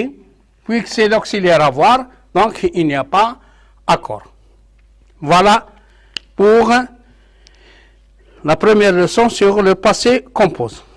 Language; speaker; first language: French; non-native, local second language; Arabic